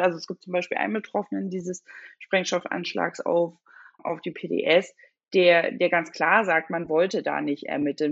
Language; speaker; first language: German; native; German